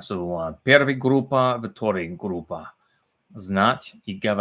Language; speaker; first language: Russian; non-native, learner; English